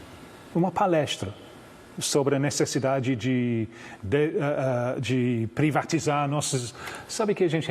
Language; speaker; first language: Portuguese; non-native, fluent; English